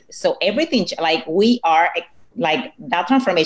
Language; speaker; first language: English; non-native, fluent; Spanish